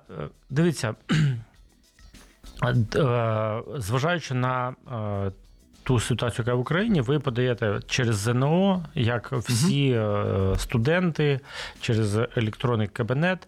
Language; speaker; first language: Ukrainian; non-native, local second language; Russian